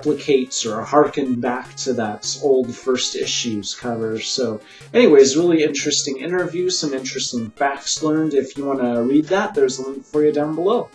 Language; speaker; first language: English; native; English